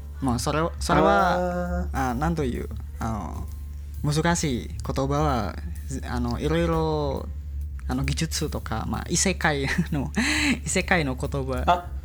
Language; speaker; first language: Japanese; non-native, learner; Indonesian